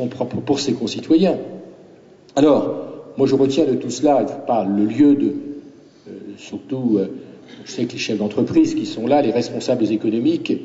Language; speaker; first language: French; native; French